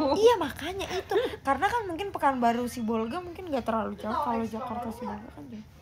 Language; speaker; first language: Indonesian; native; Indonesian